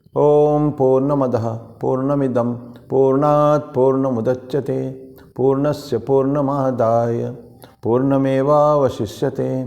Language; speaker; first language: Hindi; non-native, local second language; Odia